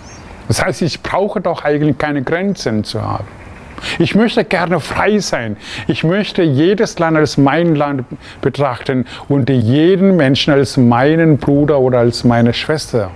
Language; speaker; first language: German; non-native, fluent; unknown